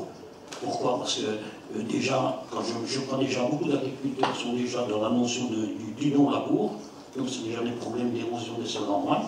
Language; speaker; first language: French; native; French